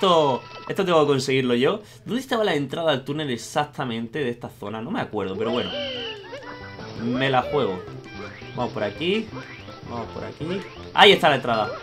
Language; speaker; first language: Spanish; native; Spanish